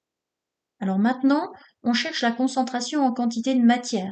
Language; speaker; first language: French; native; French